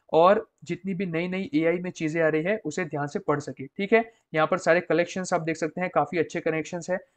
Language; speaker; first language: Hindi; non-native, local second language; Gujarati